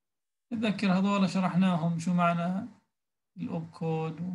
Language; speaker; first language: Arabic; native; Arabic